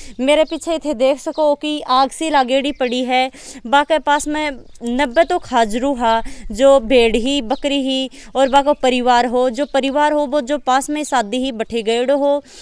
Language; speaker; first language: Hindi; native; Hindi